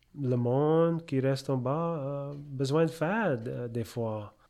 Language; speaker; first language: French; early bilingual, heritage; French